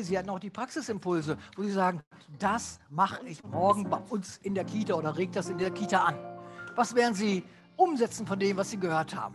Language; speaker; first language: German; native; German